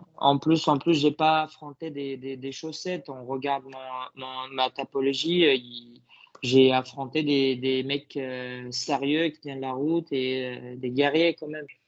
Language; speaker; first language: French; non-native, fluent; Arabic